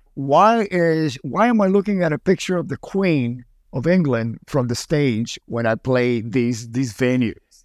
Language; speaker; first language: English; early bilingual, other home language; Spanish